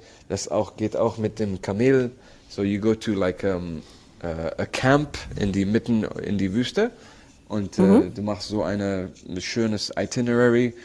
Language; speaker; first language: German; non-native, learner; Arabic